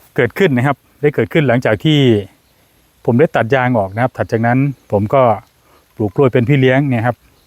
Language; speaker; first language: Thai; native; Thai